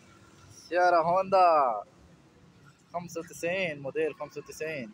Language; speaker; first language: Arabic; non-native, learner; Punjabi